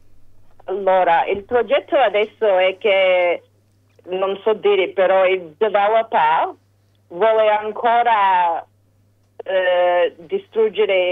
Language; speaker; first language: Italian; early bilingual, heritage; English